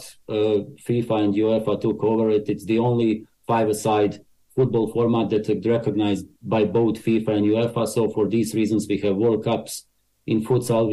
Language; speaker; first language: English; non-native, fluent; Bosnian